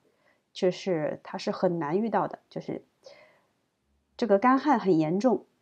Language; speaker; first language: Chinese; native; Chinese